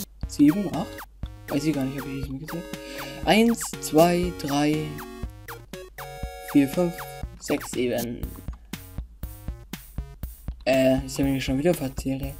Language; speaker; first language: German; native; German